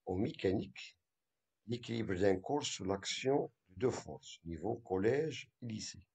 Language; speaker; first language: French; non-native, local second language; Arabic